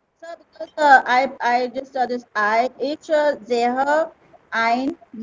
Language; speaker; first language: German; non-native, learner; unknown